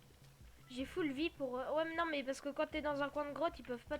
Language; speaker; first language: French; native; French